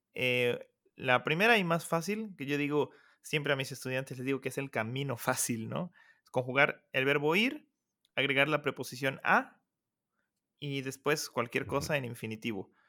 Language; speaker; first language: Spanish; native; Spanish